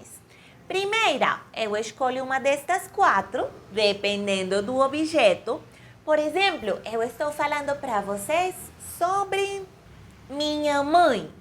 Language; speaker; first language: Portuguese; non-native, fluent; Spanish